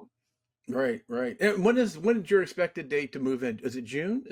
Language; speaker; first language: English; native; English